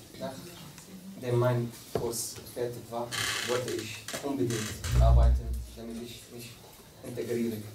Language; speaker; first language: German; non-native, learner; Arabic